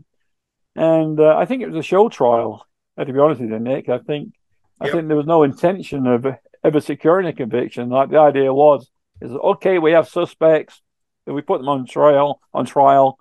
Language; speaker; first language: English; native; English